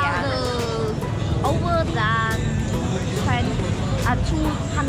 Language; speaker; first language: English; non-native, learner; Vietnamese